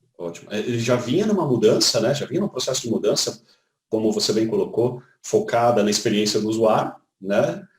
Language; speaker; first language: Portuguese; native; Portuguese